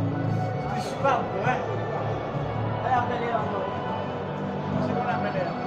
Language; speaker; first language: Spanish; native; Spanish